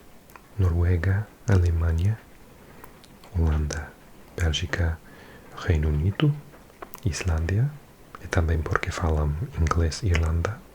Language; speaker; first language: Portuguese; non-native, learner; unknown